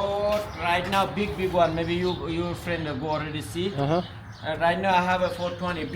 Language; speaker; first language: English; non-native, learner; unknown